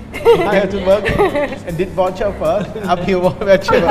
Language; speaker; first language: English; non-native, learner; Thai